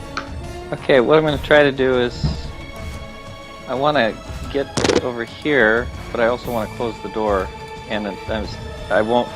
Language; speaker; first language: English; native; English